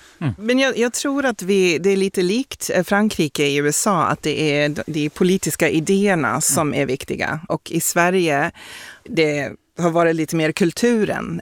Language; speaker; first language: Swedish; non-native, fluent; English